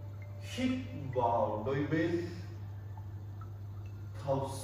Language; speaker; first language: Vietnamese; non-native, learner; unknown